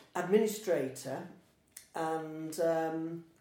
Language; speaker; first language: English; native; English